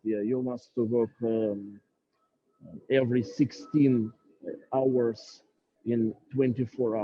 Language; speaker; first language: English; non-native, learner; Russian